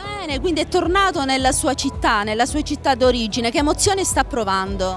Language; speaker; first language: Italian; native; Italian